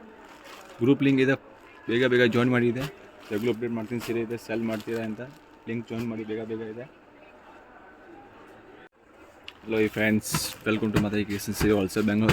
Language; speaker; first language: Kannada; non-native, local second language; Hindi